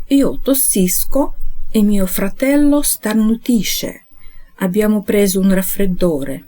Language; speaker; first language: Italian; non-native, fluent; Ukrainian